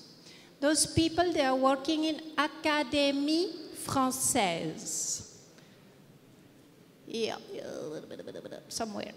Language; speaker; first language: English; non-native, fluent; French